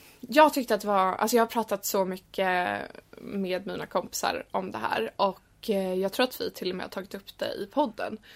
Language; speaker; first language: Swedish; native; Swedish